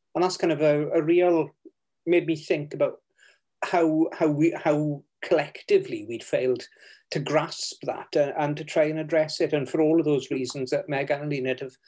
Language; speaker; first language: English; native; English